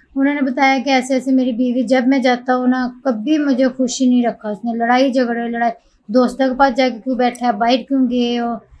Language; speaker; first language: Urdu; non-native, local second language; Punjabi